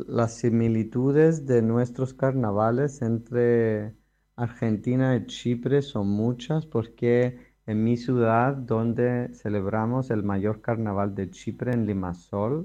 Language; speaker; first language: Spanish; non-native, fluent; Greek